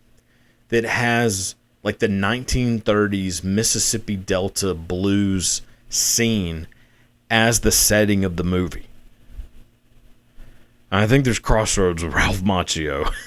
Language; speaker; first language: English; native; English